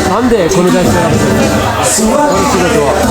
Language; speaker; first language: Japanese; non-native, learner; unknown